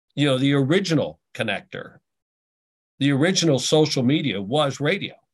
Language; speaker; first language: English; native; English